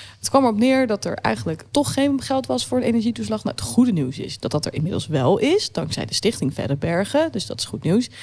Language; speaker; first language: Dutch; native; Dutch